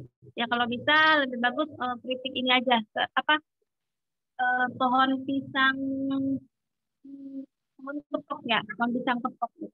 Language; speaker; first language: Indonesian; native; Indonesian